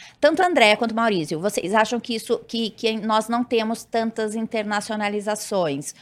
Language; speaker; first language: Portuguese; native; Portuguese